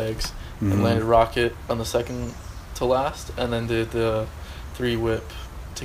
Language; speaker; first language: English; native; English